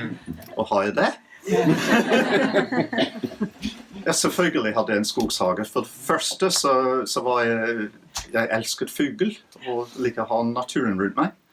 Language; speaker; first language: Norwegian; non-native, fluent; English